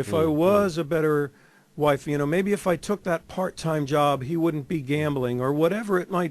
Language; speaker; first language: English; native; English